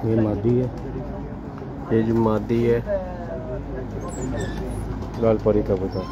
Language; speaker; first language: Hindi; non-native, local second language; Punjabi